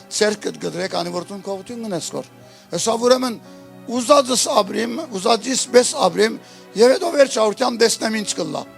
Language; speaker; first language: Armenian; early bilingual, heritage; Armenian